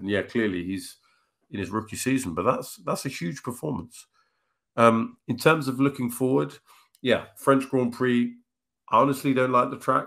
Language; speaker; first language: English; native; English